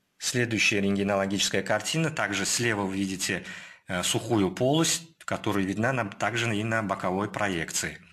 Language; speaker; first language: Russian; non-native, local second language; Uzbek